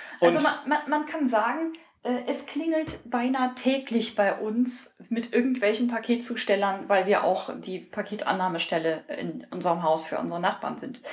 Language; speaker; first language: German; native; German